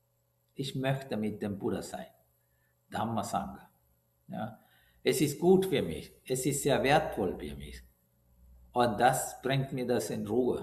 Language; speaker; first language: German; non-native, learner; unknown